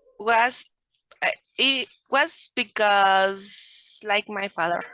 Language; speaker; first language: English; non-native, learner; Spanish